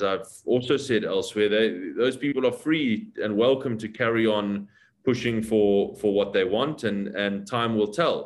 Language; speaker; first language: English; native; English